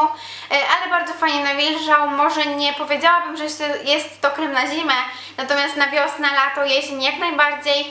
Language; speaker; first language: Polish; native; Polish